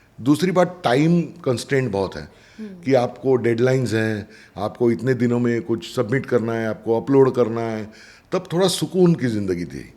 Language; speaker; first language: Hindi; non-native, local second language; Marathi